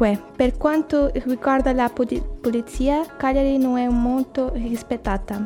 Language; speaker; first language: Italian; non-native, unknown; Portuguese